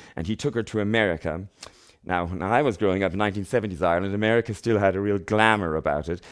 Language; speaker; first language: English; native; English